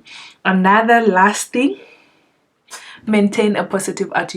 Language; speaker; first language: English; non-native, local second language; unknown